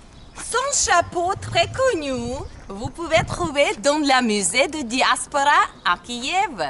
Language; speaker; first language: French; non-native, learner; Ukrainian